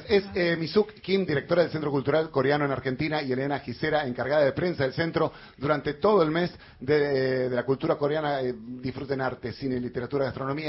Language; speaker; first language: Spanish; native; Spanish